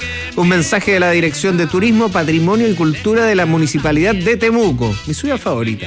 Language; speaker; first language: Spanish; native; Spanish